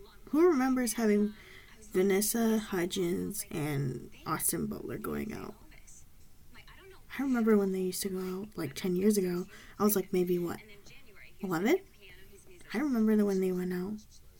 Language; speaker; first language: English; native; English